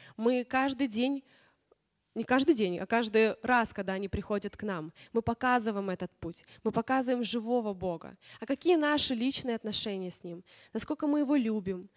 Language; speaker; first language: Russian; native; Russian